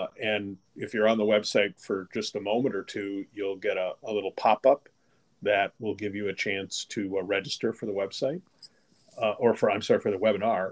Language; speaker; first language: English; native; English